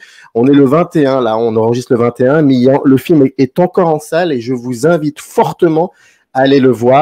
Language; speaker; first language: French; native; French